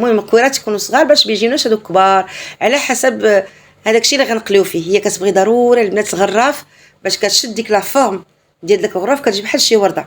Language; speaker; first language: Arabic; native; Arabic